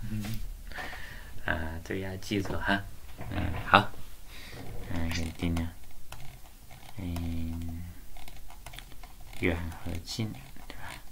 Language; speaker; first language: Chinese; native; Chinese